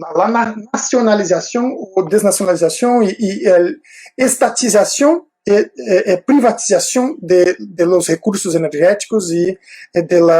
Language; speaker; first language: Spanish; non-native, fluent; Portuguese